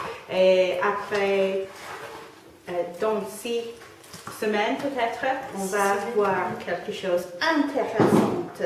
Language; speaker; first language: French; non-native, learner; English